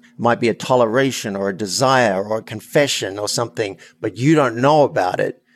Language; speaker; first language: English; native; English